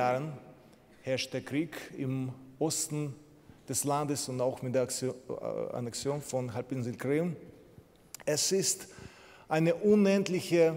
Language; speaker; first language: German; non-native, fluent; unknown